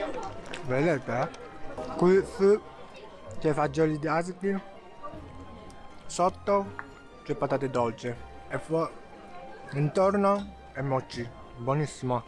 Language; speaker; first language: Italian; non-native, learner; Japanese